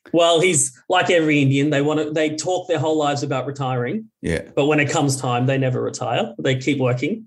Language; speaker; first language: English; native; English